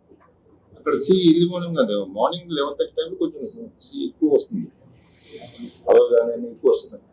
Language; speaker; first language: Telugu; native; Telugu